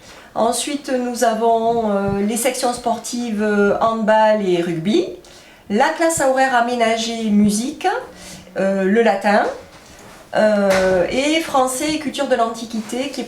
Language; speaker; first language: French; native; French